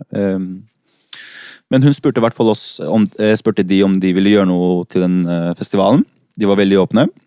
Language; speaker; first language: Norwegian; early bilingual, other home language; Spanish